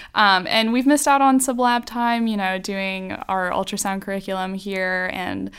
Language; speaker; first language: English; native; English